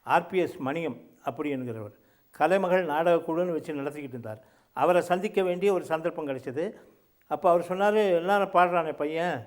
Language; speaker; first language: Tamil; early bilingual, heritage; Tamil